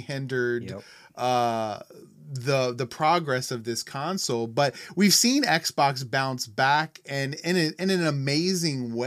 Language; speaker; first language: English; native; English